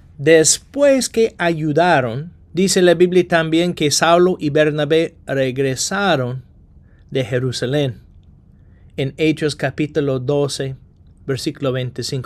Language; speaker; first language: Spanish; non-native, fluent; English